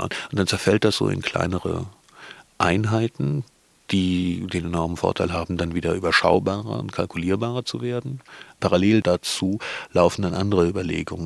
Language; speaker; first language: German; native; German